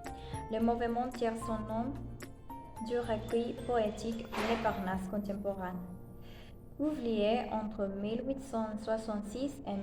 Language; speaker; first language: French; non-native, learner; Spanish